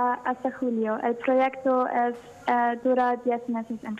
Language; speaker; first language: Spanish; non-native, learner; German